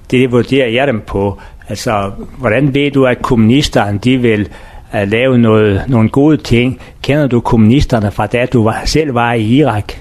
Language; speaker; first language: Danish; non-native, learner; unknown